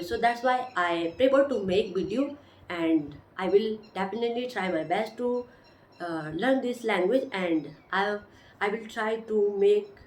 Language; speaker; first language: English; non-native, learner; Hindi